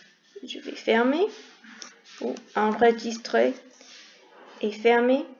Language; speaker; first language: French; non-native, learner; English